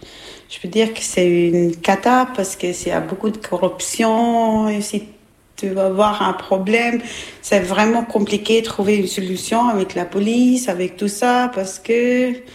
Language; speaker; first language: French; non-native, learner; Albanian